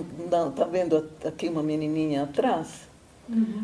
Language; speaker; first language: Portuguese; non-native, fluent; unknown